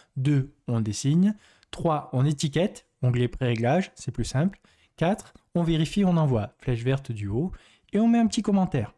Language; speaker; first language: French; native; French